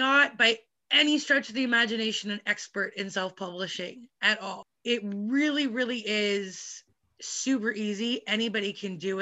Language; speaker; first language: English; native; English